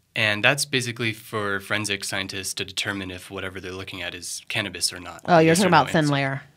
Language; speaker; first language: English; native; English